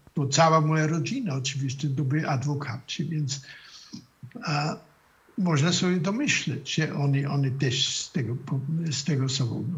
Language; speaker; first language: Polish; non-native, fluent; German